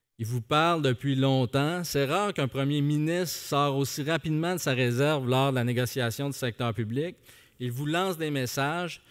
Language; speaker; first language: French; native; French